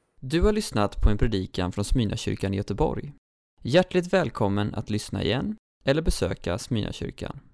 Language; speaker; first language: Swedish; native; Swedish